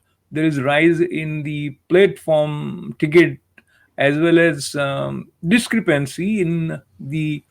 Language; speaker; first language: English; non-native, local second language; Hindi